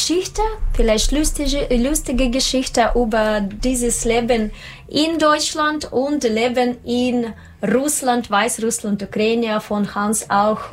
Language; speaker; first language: German; non-native, learner; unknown